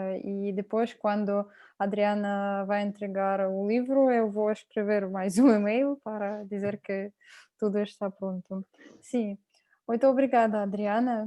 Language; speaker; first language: Portuguese; non-native, fluent; Russian